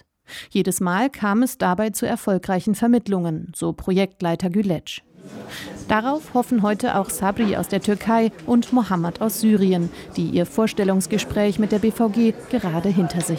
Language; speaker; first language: German; native; German